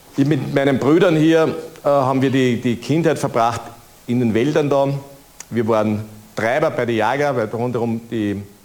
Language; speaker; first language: German; native; German